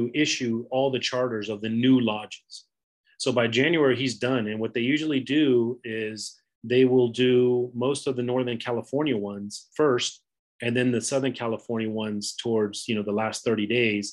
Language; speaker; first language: English; native; English